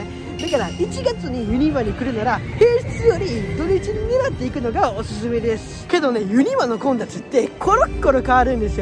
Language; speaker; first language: Japanese; native; Japanese